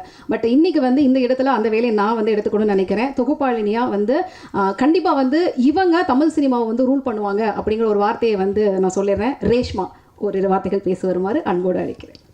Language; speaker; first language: Tamil; native; Tamil